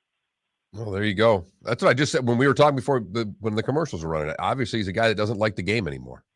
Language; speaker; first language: English; native; English